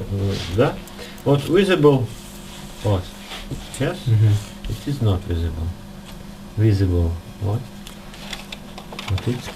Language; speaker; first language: English; non-native, learner; Russian